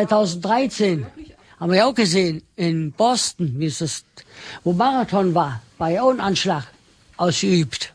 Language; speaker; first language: German; non-native, learner; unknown